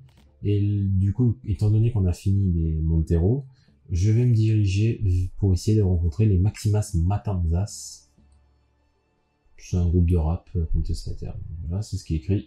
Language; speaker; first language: French; native; French